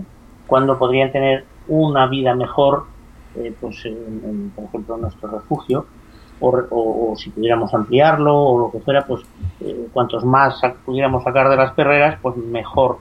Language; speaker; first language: Spanish; native; Spanish